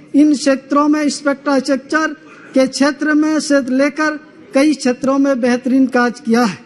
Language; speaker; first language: Hindi; native; Hindi